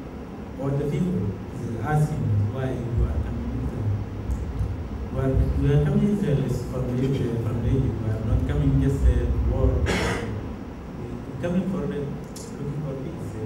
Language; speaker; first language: English; non-native, learner; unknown